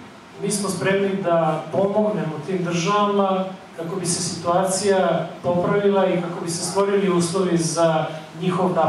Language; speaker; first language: Bosnian; native; Bosnian